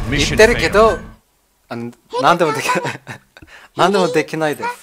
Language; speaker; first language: Japanese; non-native, learner; German